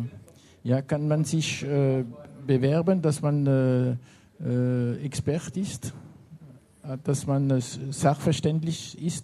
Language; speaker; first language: German; non-native, learner; French